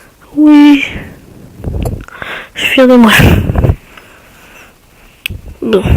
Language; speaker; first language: French; native; French